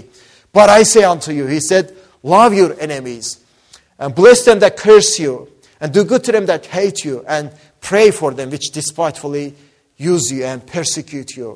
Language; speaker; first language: English; non-native, fluent; Persian